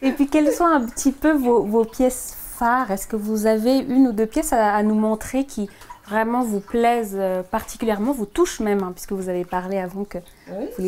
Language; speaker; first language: French; native; French